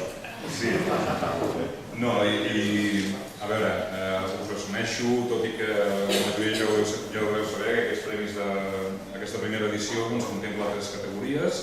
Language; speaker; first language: Catalan; native; Catalan